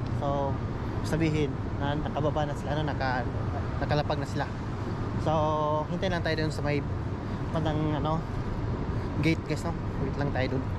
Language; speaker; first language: Filipino; native; Filipino